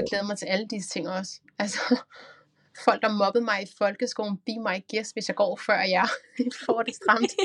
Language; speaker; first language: Danish; native; Danish